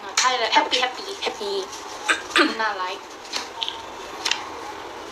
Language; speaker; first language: English; non-native, learner; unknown